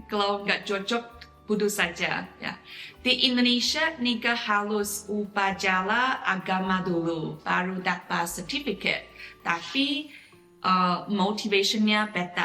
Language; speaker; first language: Indonesian; non-native, fluent; Chinese